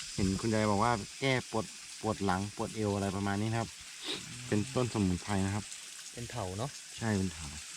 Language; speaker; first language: Thai; non-native, local second language; Karen languages